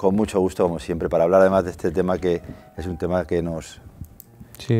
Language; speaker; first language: Spanish; native; Spanish